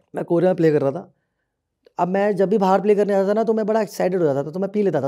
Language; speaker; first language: Hindi; native; Hindi